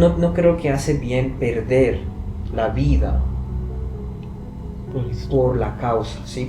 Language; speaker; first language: Spanish; non-native, fluent; Persian